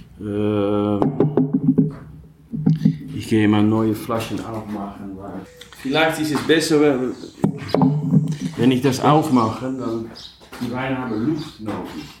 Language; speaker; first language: German; non-native, learner; Dutch